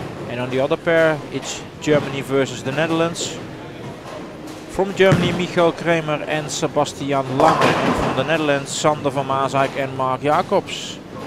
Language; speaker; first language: English; non-native, fluent; Dutch